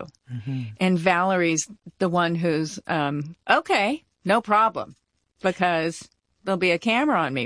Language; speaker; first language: English; native; English